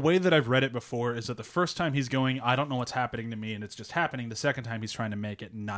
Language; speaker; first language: English; native; English